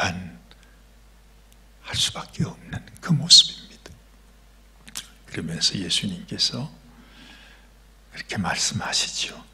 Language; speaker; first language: Korean; native; Korean